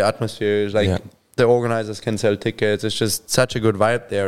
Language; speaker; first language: English; non-native, fluent; German